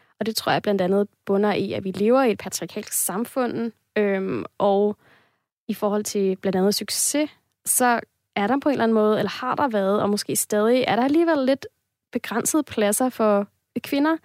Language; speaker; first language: Danish; native; Danish